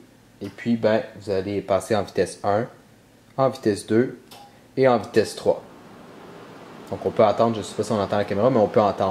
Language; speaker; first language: French; native; French